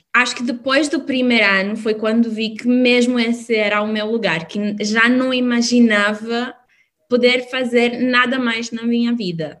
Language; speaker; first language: Portuguese; non-native, fluent; Albanian